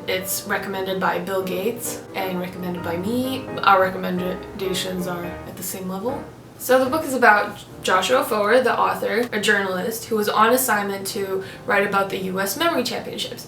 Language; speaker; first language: English; non-native, fluent; Swedish